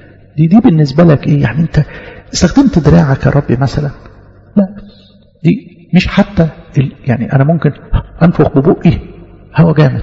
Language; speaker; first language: Arabic; native; Arabic